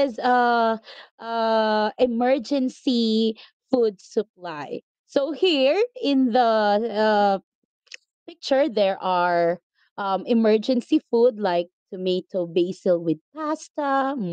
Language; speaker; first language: English; non-native, local second language; Filipino